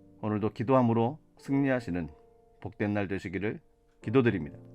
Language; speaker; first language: Korean; native; Korean